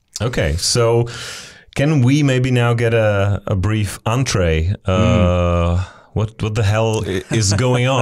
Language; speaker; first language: English; non-native, fluent; Czech